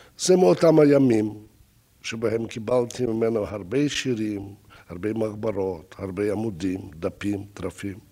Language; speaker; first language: Hebrew; non-native, fluent; Russian